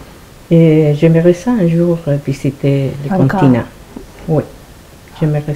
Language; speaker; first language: French; non-native, fluent; Spanish